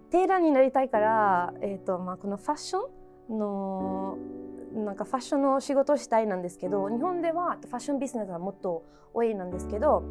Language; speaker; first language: Japanese; non-native, learner; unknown